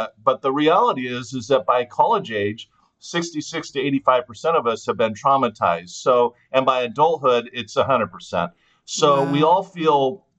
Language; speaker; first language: English; native; English